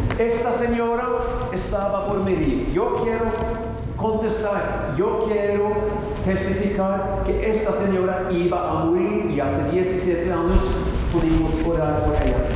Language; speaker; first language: Spanish; non-native, fluent; Norwegian